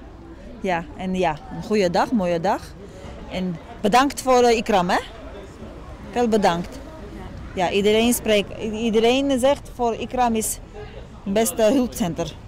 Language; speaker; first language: Dutch; non-native, learner; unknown